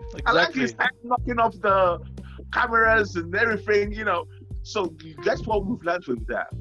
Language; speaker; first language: English; non-native, local second language; Yoruba